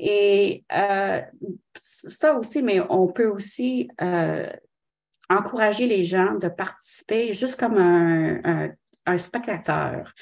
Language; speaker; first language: French; non-native, local second language; English